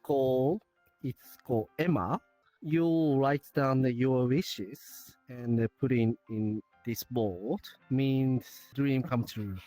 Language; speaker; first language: English; non-native, learner; Japanese